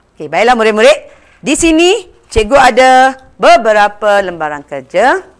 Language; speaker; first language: Malay; non-native, local second language; Tamil